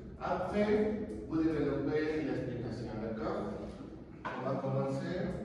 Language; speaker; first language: French; non-native, learner; Spanish